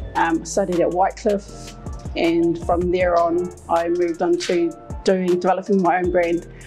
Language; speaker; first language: English; native; English